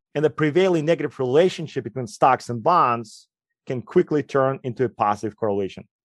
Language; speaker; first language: English; non-native, fluent; Ukrainian